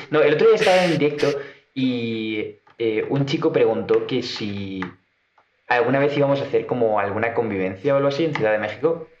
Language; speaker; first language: Spanish; native; Spanish